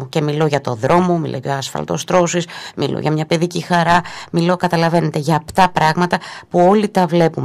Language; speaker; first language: Greek; native; Greek